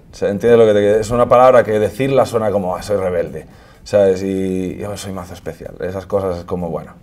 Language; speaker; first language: Spanish; native; Spanish